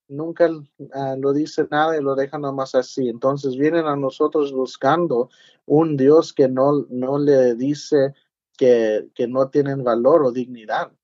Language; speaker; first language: Spanish; early bilingual, heritage; English